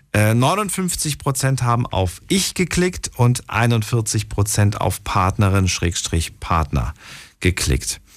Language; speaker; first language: German; non-native, fluent; Slovak